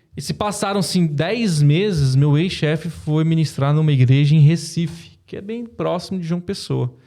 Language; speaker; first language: Portuguese; native; Portuguese